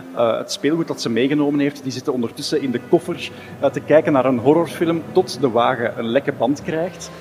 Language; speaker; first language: Dutch; native; Dutch